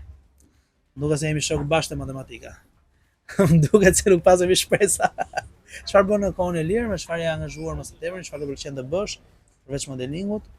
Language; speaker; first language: Albanian; native; Albanian